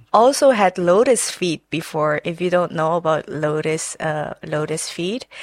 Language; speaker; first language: English; non-native, fluent; Chinese